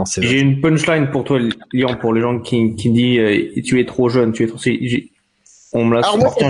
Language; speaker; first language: French; native; French